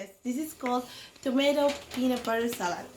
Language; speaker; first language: English; non-native, fluent; Arabic